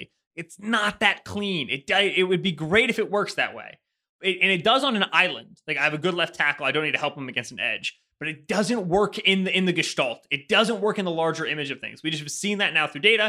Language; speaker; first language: English; native; English